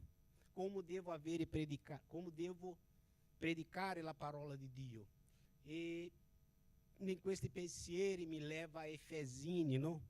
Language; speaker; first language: Italian; non-native, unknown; Portuguese